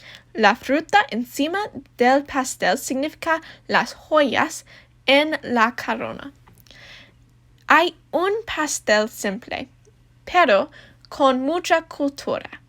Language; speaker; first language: Spanish; non-native, learner; English